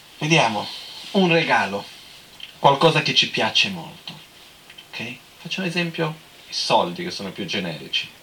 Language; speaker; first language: Italian; non-native, fluent; Portuguese